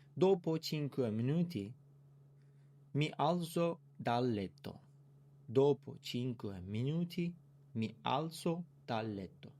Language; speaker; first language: Italian; non-native, learner; Turkish